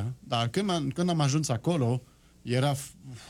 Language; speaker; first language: Romanian; non-native, learner; French